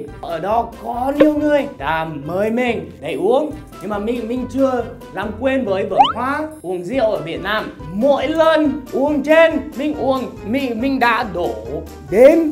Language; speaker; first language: Vietnamese; non-native, fluent; English